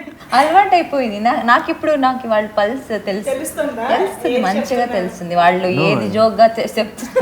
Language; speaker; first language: Telugu; non-native, learner; Tamil